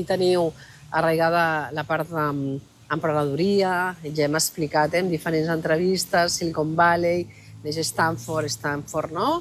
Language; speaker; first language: Catalan; native; Catalan